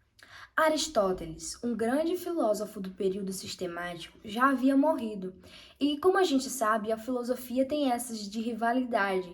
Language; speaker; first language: Portuguese; native; Portuguese